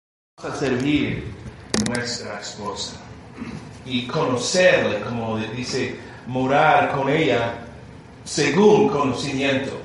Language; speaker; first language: Spanish; non-native, learner; English